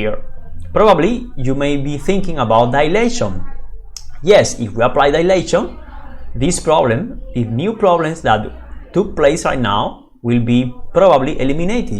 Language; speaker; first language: English; non-native, fluent; Spanish